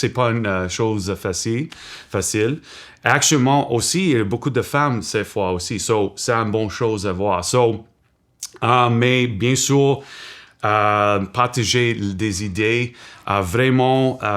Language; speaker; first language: French; non-native, local second language; English